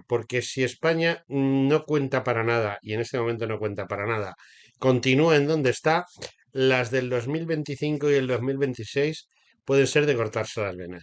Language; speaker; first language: Spanish; native; Spanish